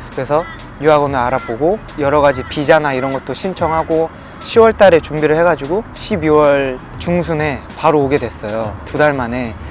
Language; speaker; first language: Korean; native; Korean